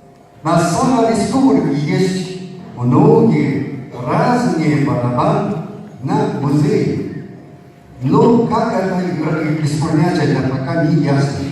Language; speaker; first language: Russian; non-native, learner; Japanese